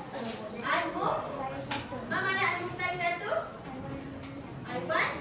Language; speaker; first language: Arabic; non-native, learner; Malay